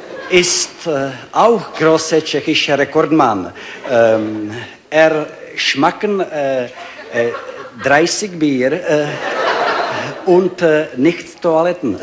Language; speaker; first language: German; non-native, learner; Czech